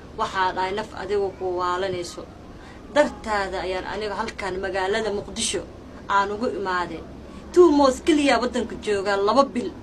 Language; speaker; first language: Somali; early bilingual, heritage; Somali